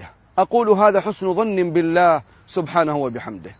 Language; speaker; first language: Arabic; native; Arabic